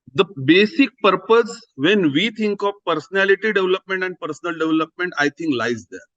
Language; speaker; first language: English; non-native, local second language; Marathi